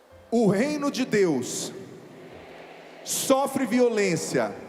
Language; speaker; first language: Portuguese; native; Portuguese